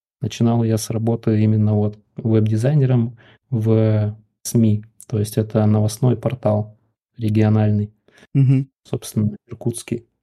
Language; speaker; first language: Russian; native; Russian